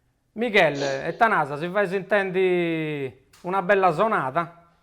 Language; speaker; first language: Italian; native; Italian